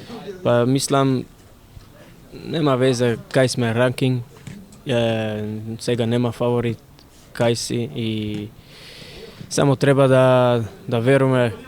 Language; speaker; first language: Macedonian; non-native, fluent; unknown